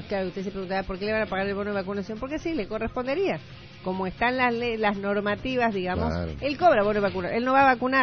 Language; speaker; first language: Spanish; native; Spanish